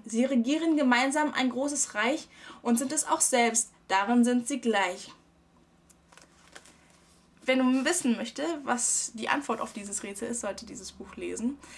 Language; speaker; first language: German; native; German